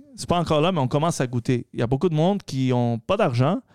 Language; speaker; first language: French; early bilingual, other home language; Arabic